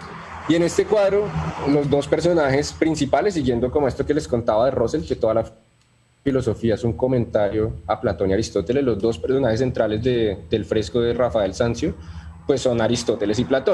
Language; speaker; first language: Spanish; native; Spanish